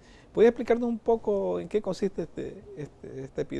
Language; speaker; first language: Spanish; native; Spanish